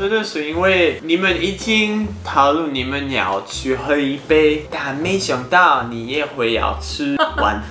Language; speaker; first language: Chinese; non-native, fluent; French